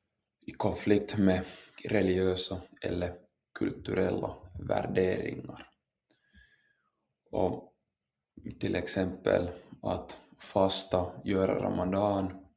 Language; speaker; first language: Swedish; non-native, local second language; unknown